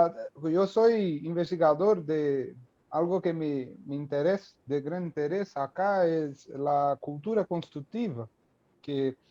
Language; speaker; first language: Spanish; non-native, learner; Portuguese